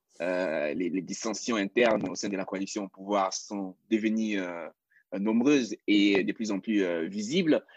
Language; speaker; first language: French; non-native, local second language; Lingala